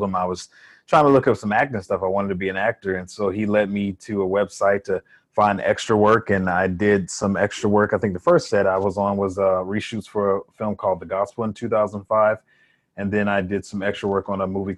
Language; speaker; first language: English; native; English